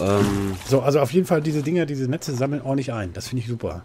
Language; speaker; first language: German; native; German